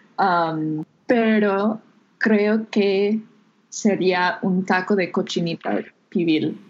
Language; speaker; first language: Spanish; non-native, fluent; English